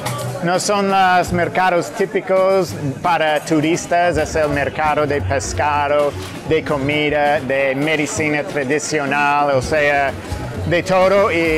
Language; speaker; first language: Spanish; non-native, fluent; English